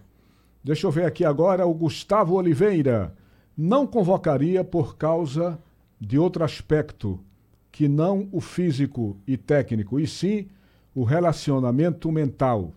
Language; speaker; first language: Portuguese; native; Portuguese